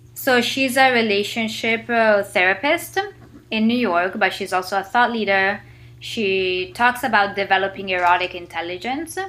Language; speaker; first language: English; non-native, fluent; Italian